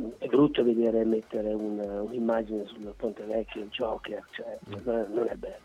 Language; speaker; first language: Italian; native; Italian